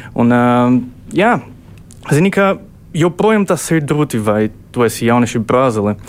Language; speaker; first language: Latvian; early bilingual, other home language; Portuguese